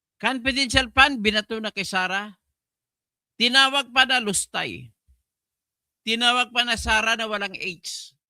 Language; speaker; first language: Filipino; non-native, local second language; Cebuano